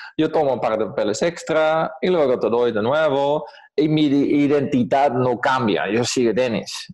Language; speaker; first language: Spanish; non-native, fluent; Dutch